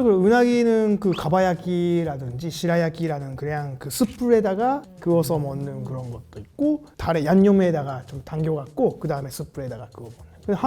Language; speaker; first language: Korean; non-native, fluent; Japanese